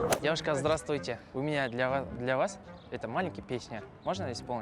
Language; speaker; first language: Russian; non-native, local second language; Kazakh